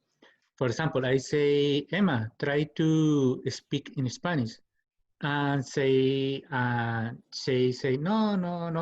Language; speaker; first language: English; non-native, learner; Spanish